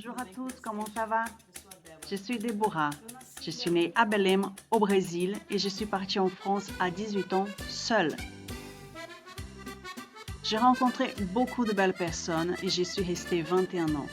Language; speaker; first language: French; non-native, fluent; Portuguese